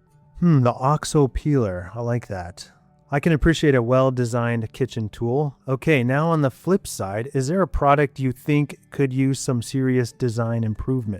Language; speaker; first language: English; native; English